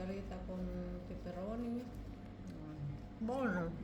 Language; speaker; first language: Italian; non-native, learner; Filipino